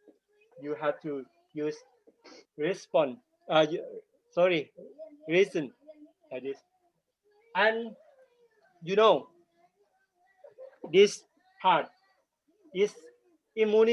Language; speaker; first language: English; non-native, learner; Thai